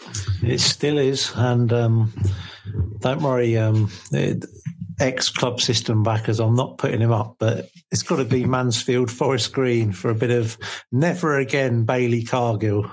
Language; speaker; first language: English; native; English